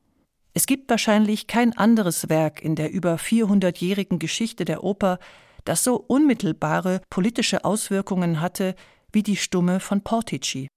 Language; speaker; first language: German; native; German